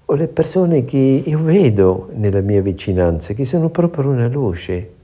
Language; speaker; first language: Italian; non-native, fluent; German